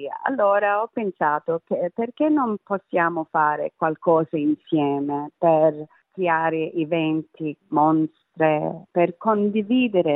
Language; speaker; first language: Italian; early bilingual, heritage; Italian